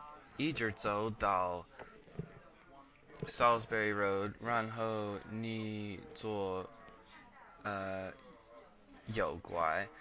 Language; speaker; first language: Chinese; non-native, learner; English